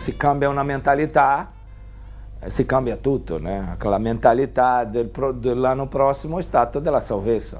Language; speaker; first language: Italian; non-native, fluent; Portuguese